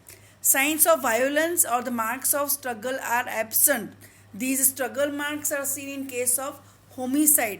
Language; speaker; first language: English; non-native, local second language; Gujarati